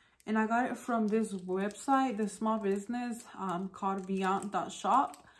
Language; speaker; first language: English; early bilingual, other home language; Spanish